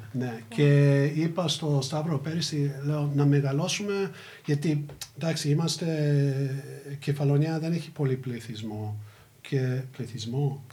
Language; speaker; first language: Greek; early bilingual, heritage; Greek